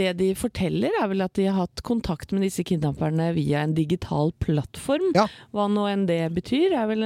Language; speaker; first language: Norwegian; native; Norwegian